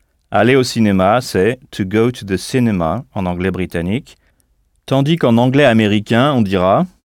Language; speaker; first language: French; native; French